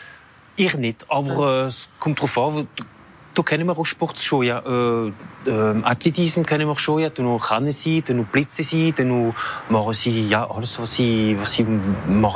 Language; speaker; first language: German; non-native, local second language; French